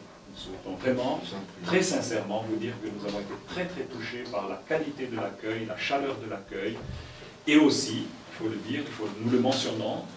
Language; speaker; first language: French; native; French